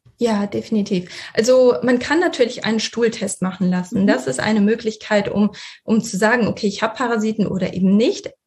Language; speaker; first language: German; early bilingual, other home language; Russian